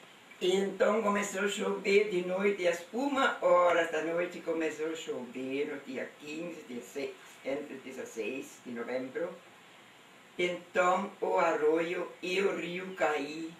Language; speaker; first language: Portuguese; non-native, local second language; German